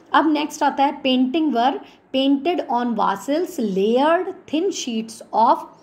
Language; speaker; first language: Hindi; native; Hindi